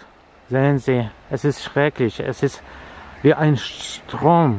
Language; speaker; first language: German; non-native, learner; Ukrainian